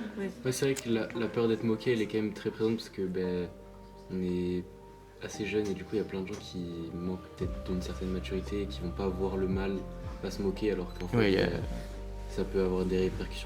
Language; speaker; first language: French; native; French